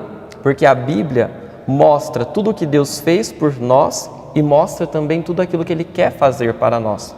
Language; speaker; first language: Portuguese; native; Portuguese